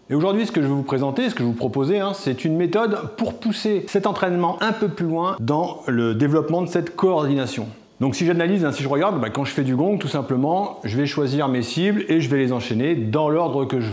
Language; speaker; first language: French; native; French